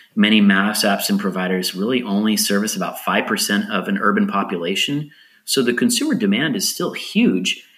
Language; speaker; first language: English; native; English